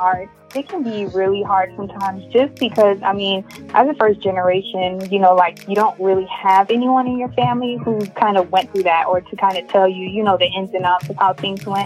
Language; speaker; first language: English; native; English